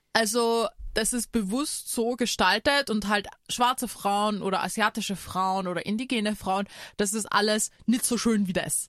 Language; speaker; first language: German; native; German